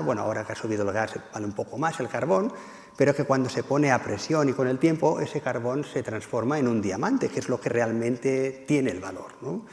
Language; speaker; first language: Spanish; native; Spanish